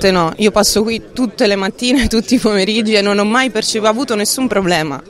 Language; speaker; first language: Italian; native; Italian